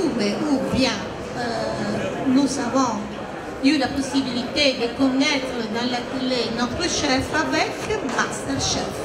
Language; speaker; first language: French; non-native, fluent; Italian